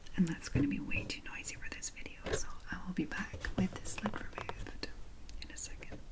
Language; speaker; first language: English; native; English